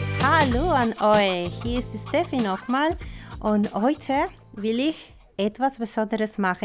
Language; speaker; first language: German; non-native, fluent; Spanish